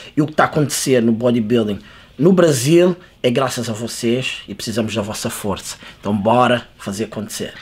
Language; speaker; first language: Portuguese; native; Portuguese